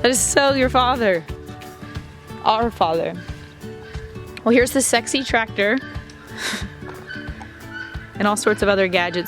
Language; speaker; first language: English; native; English